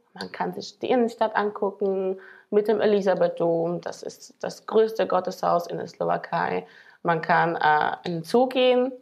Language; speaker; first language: German; non-native, fluent; Slovak